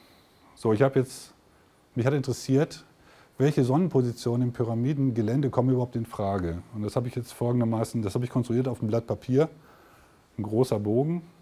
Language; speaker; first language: German; native; German